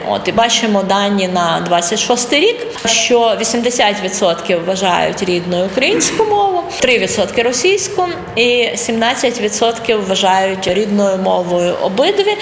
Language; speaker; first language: Ukrainian; non-native, local second language; Russian